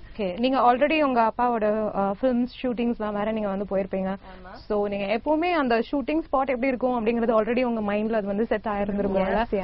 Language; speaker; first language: Tamil; native; Tamil